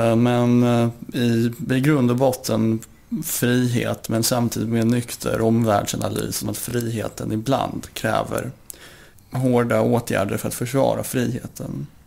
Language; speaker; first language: Swedish; early bilingual, other home language; Romanian